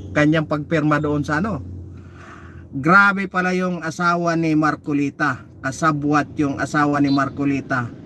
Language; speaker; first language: Filipino; native; Filipino